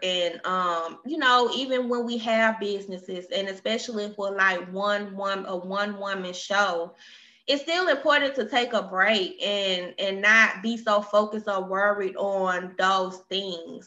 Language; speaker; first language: English; native; English